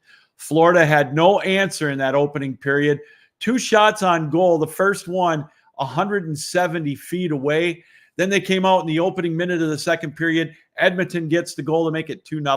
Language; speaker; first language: English; native; English